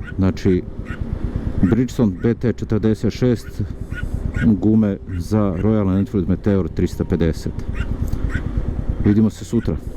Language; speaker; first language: Serbian; native; Serbian